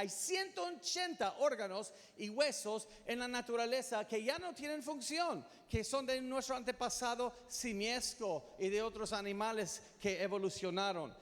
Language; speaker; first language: Spanish; non-native, fluent; English